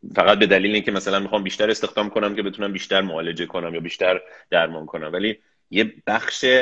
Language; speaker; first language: Persian; early bilingual, heritage; Persian